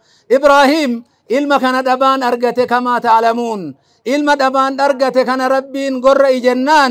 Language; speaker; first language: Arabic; non-native, fluent; Oromo